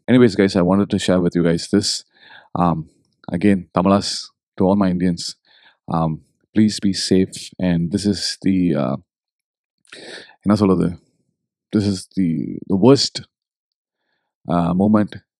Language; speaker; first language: English; non-native, local second language; Tamil